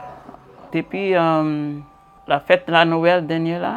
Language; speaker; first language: French; non-native, learner; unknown